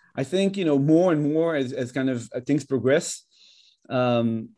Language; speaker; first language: English; non-native, fluent; Hebrew